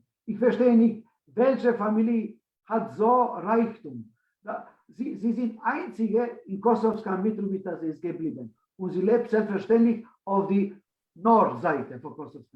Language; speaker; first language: German; non-native, fluent; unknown